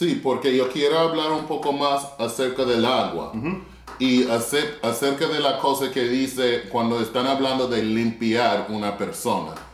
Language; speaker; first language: Spanish; non-native, fluent; English